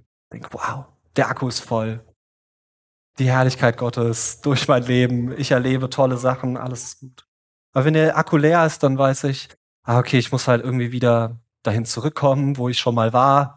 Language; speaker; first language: German; native; German